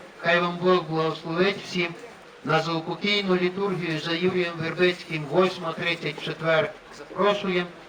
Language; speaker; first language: Ukrainian; native; Ukrainian